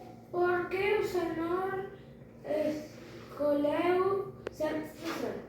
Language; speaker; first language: Portuguese; non-native, learner; Spanish